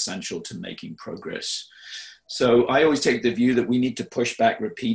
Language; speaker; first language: English; native; English